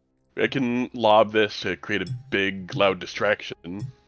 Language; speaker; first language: English; native; English